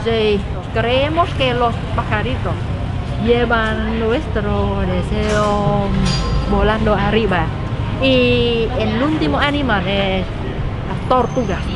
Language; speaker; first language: Spanish; non-native, learner; Vietnamese